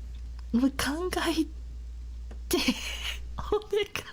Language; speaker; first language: Japanese; non-native, learner; English